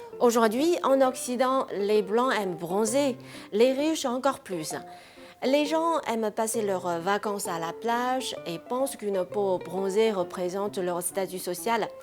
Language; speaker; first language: French; non-native, fluent; Chinese